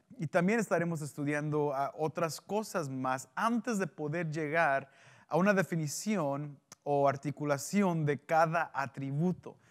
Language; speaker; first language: Spanish; early bilingual, heritage; Spanish